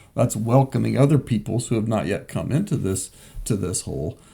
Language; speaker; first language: English; native; English